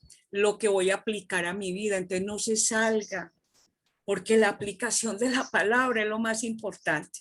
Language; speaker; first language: Spanish; native; Spanish